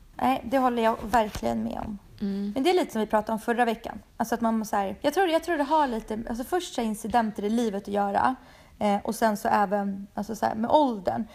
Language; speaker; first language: Swedish; early bilingual, other home language; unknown